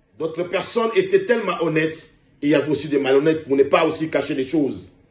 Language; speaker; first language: French; non-native, local second language; Lingala